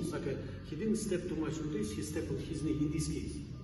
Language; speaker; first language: English; non-native, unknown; Russian